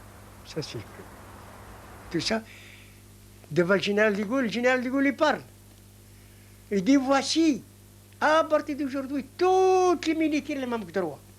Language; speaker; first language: French; non-native, learner; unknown